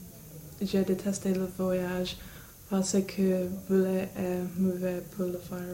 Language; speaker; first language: French; non-native, learner; English